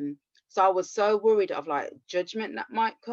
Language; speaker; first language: English; native; English